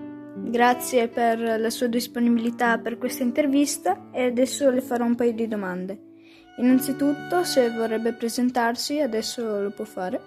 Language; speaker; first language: Italian; native; Italian